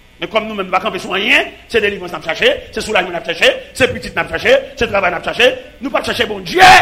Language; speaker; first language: French; non-native, local second language; Haitian Creole